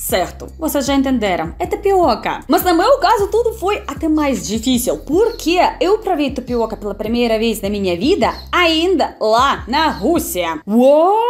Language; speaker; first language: Portuguese; non-native, fluent; Russian